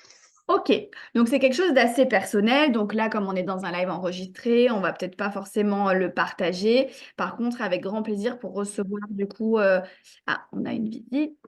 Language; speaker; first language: French; native; French